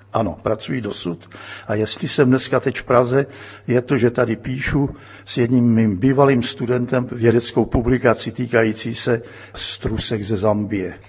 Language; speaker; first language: Czech; native; Czech